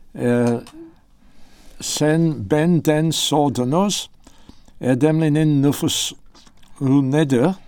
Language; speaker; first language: Turkish; non-native, learner; English